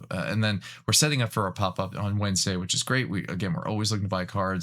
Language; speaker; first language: English; native; English